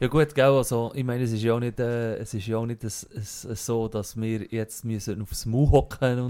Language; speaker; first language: German; native; German